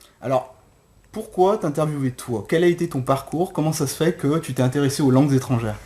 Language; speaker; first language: French; native; French